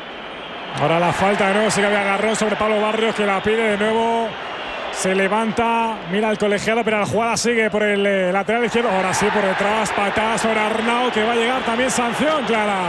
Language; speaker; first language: Spanish; native; Spanish